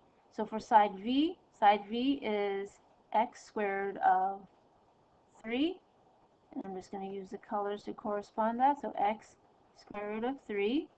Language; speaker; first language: English; native; English